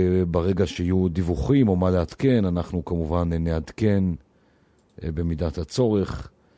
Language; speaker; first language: Hebrew; native; Hebrew